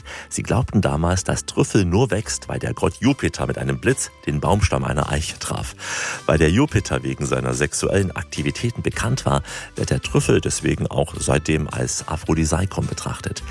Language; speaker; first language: German; native; German